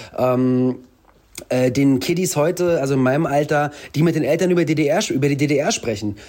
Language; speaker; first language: German; early bilingual, other home language; Russian